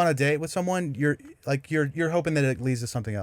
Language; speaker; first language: English; native; English